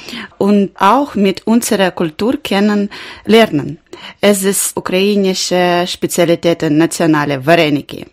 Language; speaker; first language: German; non-native, learner; Ukrainian